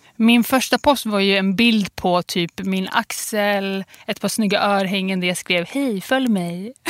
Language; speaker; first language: Swedish; early bilingual, other home language; Kurdish